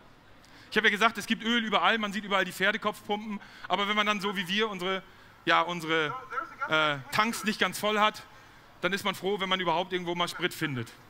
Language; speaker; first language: German; native; German